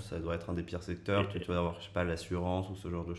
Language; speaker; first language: French; native; French